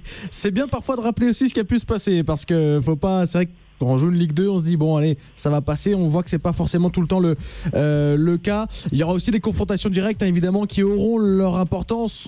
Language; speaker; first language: French; native; French